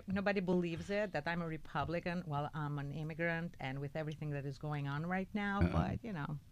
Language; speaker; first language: English; non-native, fluent; Albanian